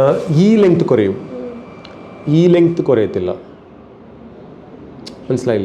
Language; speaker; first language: Malayalam; non-native, local second language; Tamil